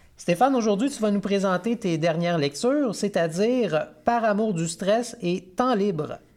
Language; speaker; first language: French; native; French